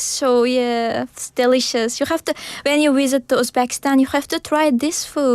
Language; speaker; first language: English; non-native, learner; Uzbek